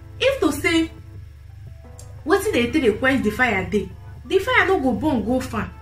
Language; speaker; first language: Nigerian Pidgin; non-native, local second language; Igbo